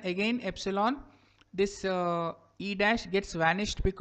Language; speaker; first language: English; non-native, local second language; Kannada